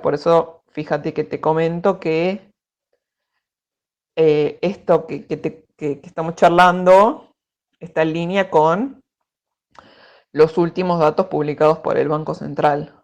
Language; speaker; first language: Spanish; native; Spanish